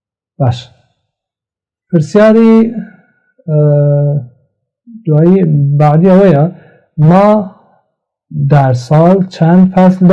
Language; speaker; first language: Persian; non-native, fluent; Central Kurdish